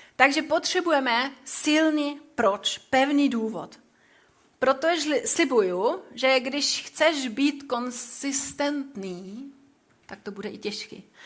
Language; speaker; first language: Czech; non-native, fluent; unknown